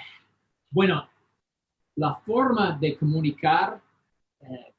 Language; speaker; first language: Spanish; non-native, fluent; English